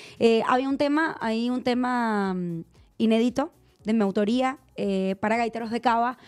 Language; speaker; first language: Spanish; native; Spanish